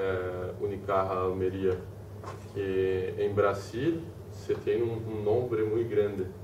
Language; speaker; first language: Spanish; non-native, learner; Portuguese